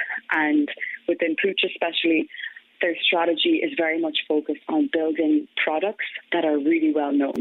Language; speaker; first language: English; native; English